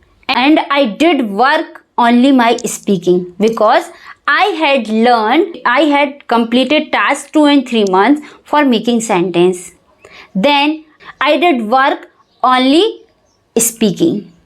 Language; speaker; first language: English; non-native, learner; Hindi